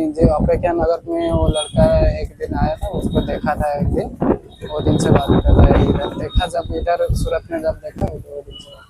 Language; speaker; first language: Hindi; non-native, local second language; Odia